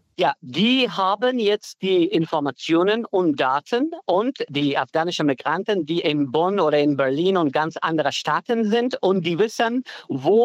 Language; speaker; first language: German; non-native, learner; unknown